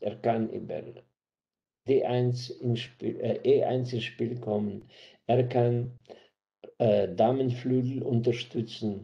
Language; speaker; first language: German; non-native, fluent; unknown